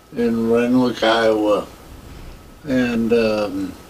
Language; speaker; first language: English; native; English